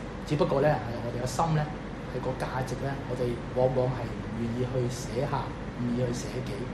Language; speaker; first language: Cantonese; native; Cantonese